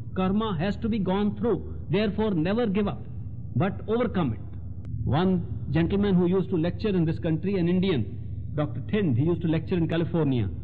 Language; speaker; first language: English; non-native, local second language; Hindi